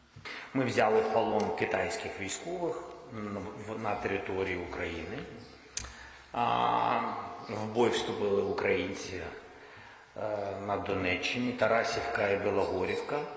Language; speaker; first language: Ukrainian; non-native, local second language; Russian